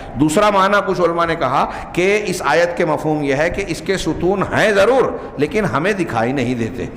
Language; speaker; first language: Urdu; native; Urdu